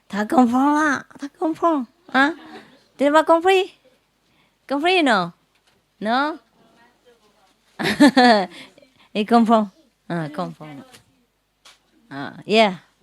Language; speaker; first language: French; non-native, learner; Vietnamese